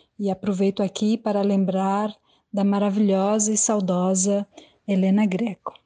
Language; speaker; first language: Portuguese; native; Portuguese